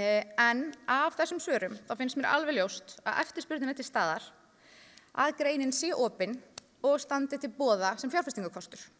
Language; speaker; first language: Icelandic; native; Icelandic